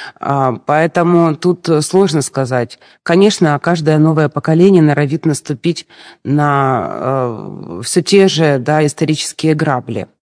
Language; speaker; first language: Russian; native; Russian